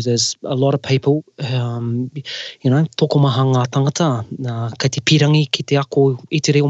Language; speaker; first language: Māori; non-native, local second language; English